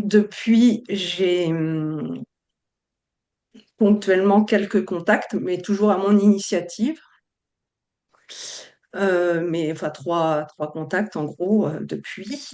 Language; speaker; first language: French; native; French